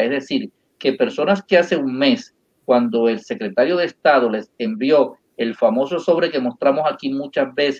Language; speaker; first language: Spanish; native; Spanish